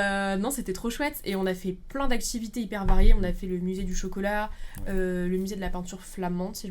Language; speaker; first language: French; native; French